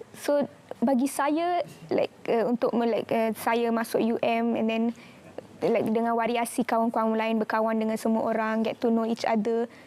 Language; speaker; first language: Malay; non-native, local second language; English